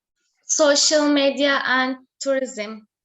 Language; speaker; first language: English; non-native, learner; Turkish